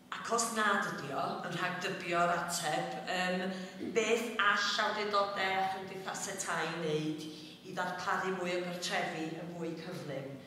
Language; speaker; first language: Welsh; native; Welsh